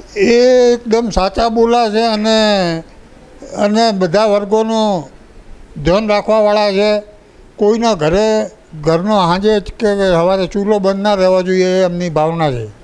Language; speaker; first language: Gujarati; non-native, local second language; Sindhi